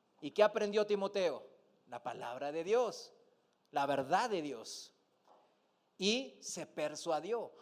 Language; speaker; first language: Spanish; non-native, fluent; Korean